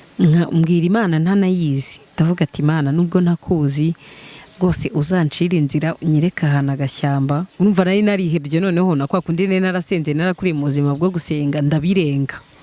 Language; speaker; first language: Kinyarwanda; native; Kinyarwanda